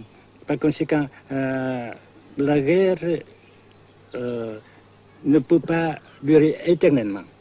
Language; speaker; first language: French; non-native, fluent; Vietnamese